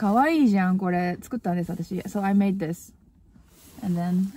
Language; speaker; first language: English; non-native, fluent; Japanese